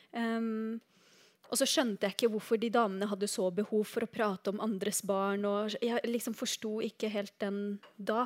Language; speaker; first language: Norwegian; early bilingual, other home language; Arabic